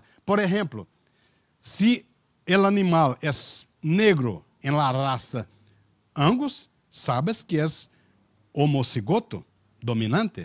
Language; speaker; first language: Spanish; non-native, learner; Portuguese